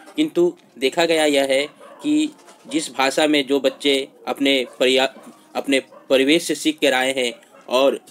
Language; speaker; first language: Hindi; non-native, local second language; Bhojpuri